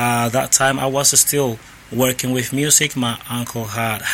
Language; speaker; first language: English; non-native, learner; Spanish